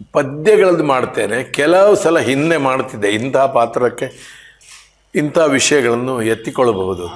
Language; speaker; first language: Kannada; non-native, local second language; Konkani